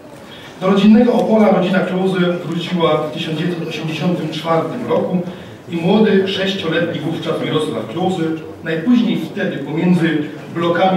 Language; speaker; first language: Polish; native; Polish